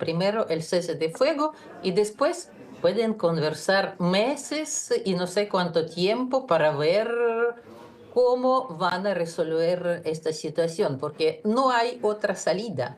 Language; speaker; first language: Spanish; non-native, fluent; Russian